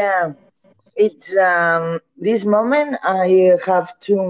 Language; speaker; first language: English; non-native, learner; Catalan